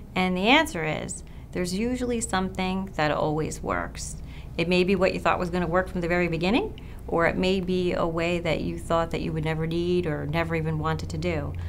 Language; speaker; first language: English; native; English